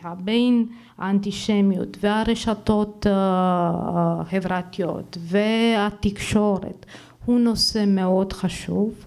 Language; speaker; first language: Hebrew; non-native, fluent; Romanian